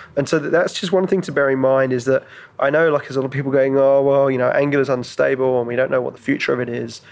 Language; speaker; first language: English; native; English